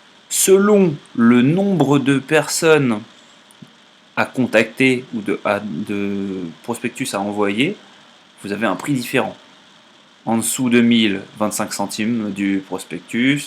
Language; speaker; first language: French; native; French